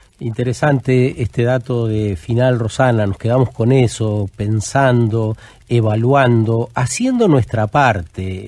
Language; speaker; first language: Spanish; native; Spanish